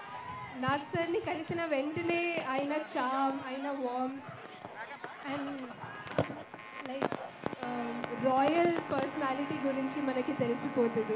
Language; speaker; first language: Telugu; non-native, fluent; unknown